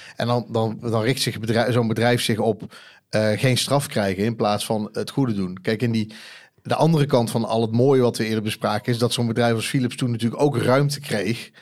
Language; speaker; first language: Dutch; native; Dutch